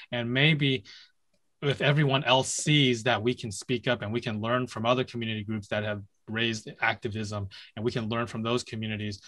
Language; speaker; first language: English; native; English